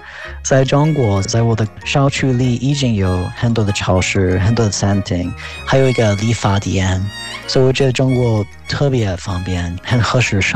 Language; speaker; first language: Chinese; non-native, fluent; English